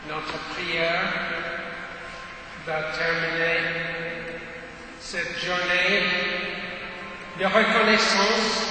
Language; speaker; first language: French; non-native, fluent; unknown